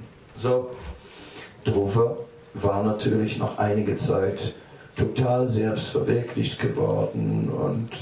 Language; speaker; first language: German; non-native, fluent; Dutch